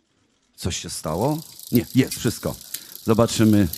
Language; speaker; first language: Polish; native; Polish